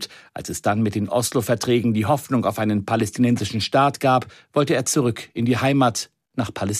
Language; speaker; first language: German; native; German